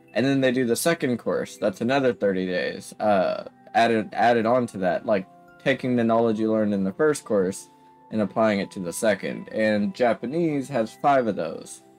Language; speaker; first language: English; native; English